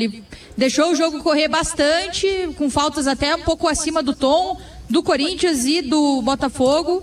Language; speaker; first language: Portuguese; native; Portuguese